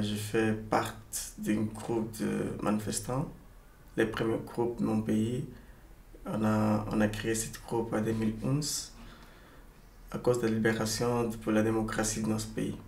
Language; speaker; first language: French; non-native, learner; Portuguese